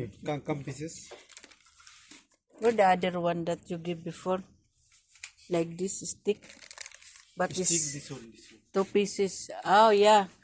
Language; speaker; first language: English; non-native, learner; Filipino